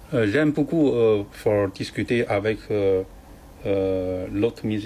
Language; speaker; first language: French; non-native, learner; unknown